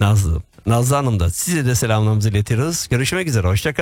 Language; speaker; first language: Turkish; early bilingual, heritage; Turkish